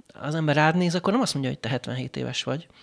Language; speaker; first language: Hungarian; native; Hungarian